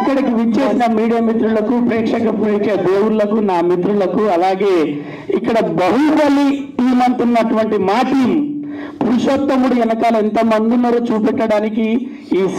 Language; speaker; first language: Telugu; native; Telugu